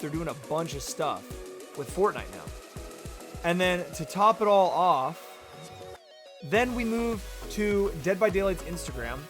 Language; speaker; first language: English; native; English